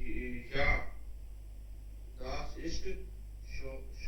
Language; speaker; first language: German; non-native, learner; Hindi